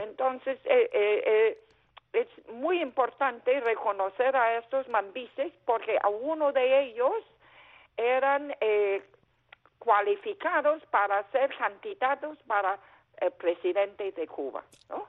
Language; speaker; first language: Spanish; non-native, fluent; Chinese